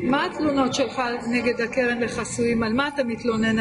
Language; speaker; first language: Hebrew; native; Hebrew